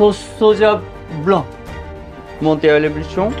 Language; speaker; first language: French; non-native, learner; Japanese